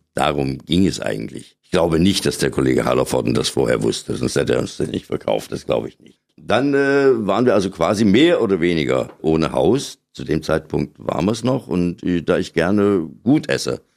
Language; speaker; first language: German; native; German